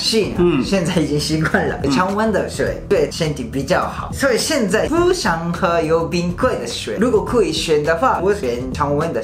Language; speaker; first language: Chinese; non-native, fluent; Japanese